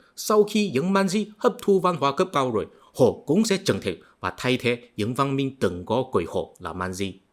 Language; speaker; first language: Vietnamese; non-native, fluent; Chinese